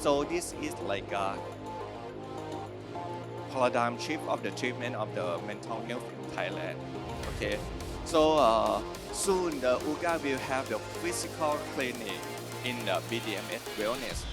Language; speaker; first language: English; non-native, learner; Thai